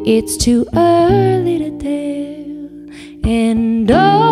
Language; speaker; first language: English; native; English